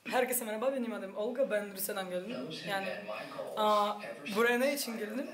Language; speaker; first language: Turkish; non-native, fluent; Russian